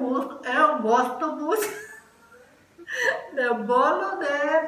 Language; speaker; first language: Portuguese; non-native, learner; Spanish